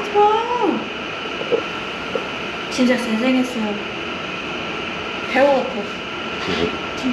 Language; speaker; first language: Korean; non-native, learner; Thai